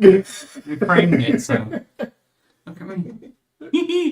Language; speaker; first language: English; native; English